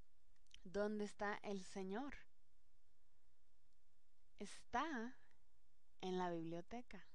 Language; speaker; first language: Spanish; non-native, fluent; English